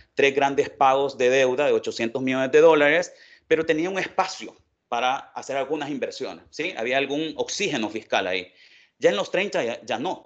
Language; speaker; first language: Spanish; native; Spanish